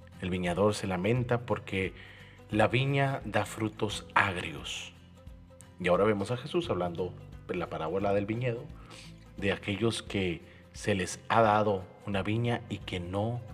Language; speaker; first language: Spanish; native; Spanish